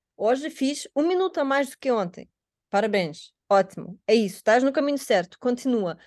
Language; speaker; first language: Portuguese; non-native, fluent; Russian